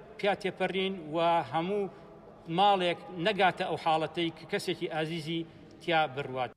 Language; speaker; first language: Central Kurdish; native; Central Kurdish